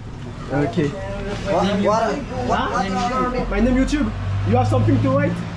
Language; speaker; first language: English; non-native, learner; French